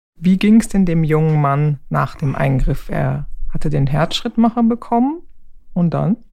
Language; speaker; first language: German; native; German